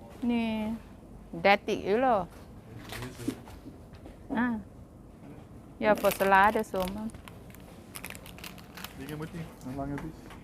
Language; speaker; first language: Dutch; non-native, learner; Thai